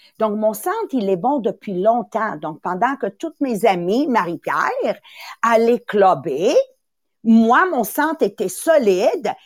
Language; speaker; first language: French; early bilingual, other home language; Italian